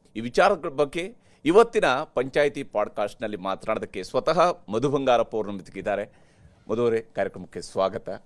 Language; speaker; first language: Kannada; native; Kannada